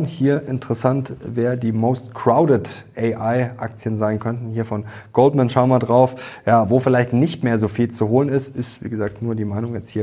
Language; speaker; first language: German; native; German